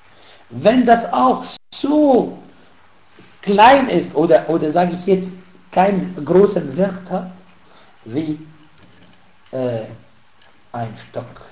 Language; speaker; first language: German; non-native, fluent; Arabic